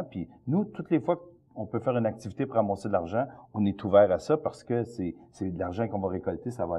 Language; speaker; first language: French; native; French